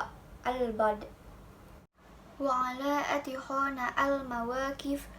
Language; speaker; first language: Arabic; non-native, learner; Indonesian